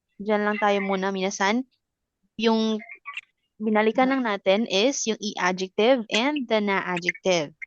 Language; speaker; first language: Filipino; non-native, local second language; Cebuano